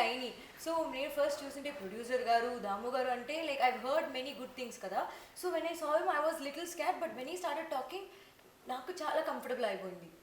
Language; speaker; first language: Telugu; non-native, learner; Tamil